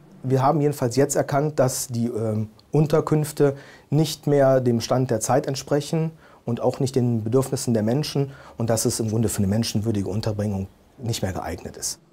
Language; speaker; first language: German; native; German